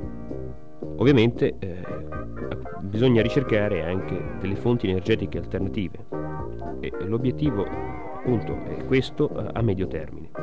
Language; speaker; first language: Italian; native; Italian